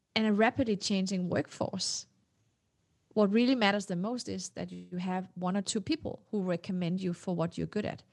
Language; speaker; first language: English; non-native, fluent; Danish